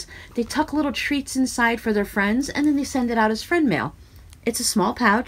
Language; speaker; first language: English; native; English